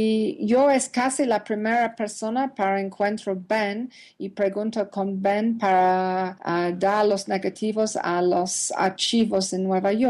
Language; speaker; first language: Spanish; non-native, learner; English